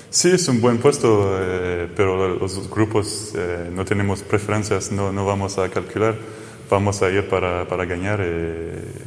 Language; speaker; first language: Spanish; non-native, fluent; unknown